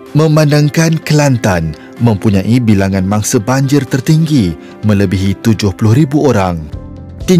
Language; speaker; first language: Malay; native; Malay